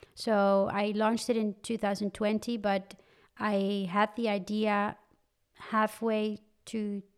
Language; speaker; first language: English; non-native, fluent; Dutch